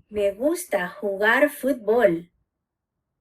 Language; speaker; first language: Spanish; non-native, learner; English